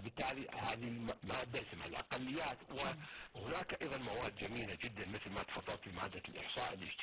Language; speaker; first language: Arabic; native; Arabic